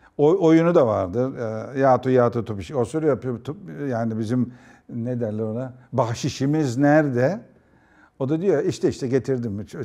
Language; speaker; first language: Turkish; native; Turkish